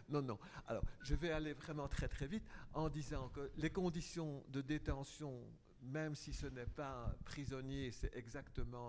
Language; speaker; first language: French; native; French